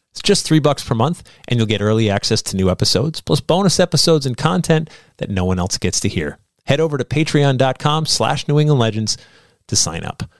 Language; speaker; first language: English; native; English